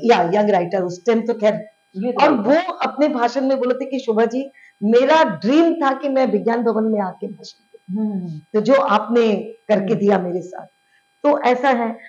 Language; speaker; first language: Hindi; early bilingual, heritage; Bangla